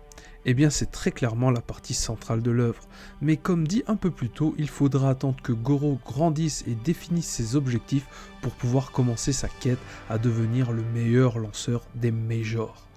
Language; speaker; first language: French; native; French